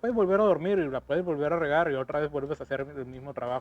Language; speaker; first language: Spanish; native; Spanish